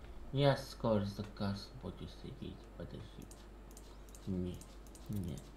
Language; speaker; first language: Russian; non-native, learner; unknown